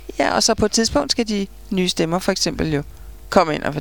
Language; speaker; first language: Danish; native; Danish